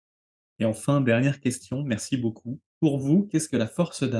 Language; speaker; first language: French; native; French